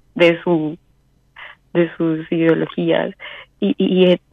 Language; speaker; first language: Spanish; native; Spanish